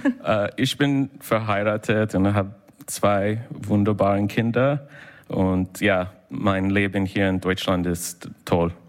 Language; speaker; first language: German; non-native, learner; English